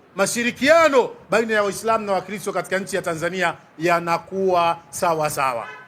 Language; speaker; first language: Swahili; native; Swahili